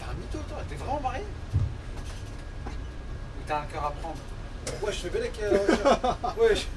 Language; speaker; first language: French; native; French